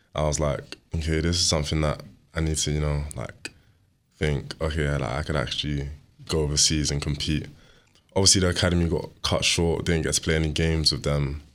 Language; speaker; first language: English; native; English